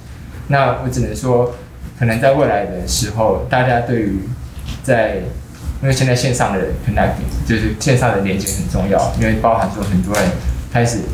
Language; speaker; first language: Chinese; native; Chinese